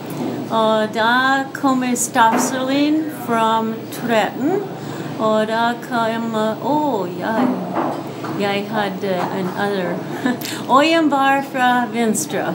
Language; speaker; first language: Norwegian; early bilingual, heritage; English